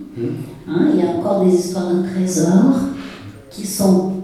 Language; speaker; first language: French; non-native, fluent; Portuguese